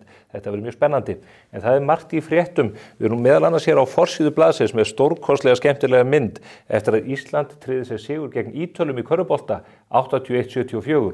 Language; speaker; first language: Icelandic; native; Icelandic